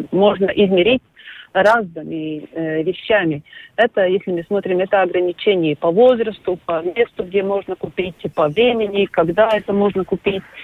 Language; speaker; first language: Russian; non-native, local second language; Latvian